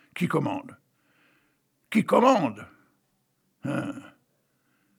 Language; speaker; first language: French; native; French